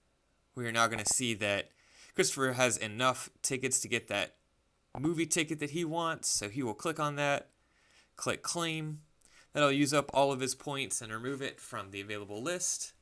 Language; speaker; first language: English; native; English